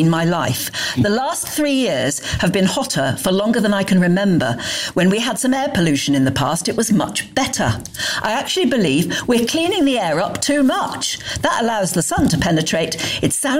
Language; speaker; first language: English; native; English